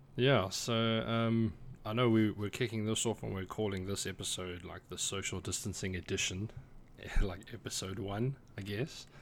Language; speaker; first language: English; native; English